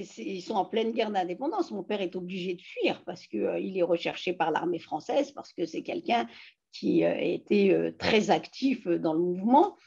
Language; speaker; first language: French; native; French